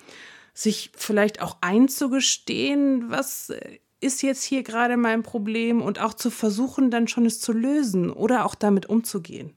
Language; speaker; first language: German; native; German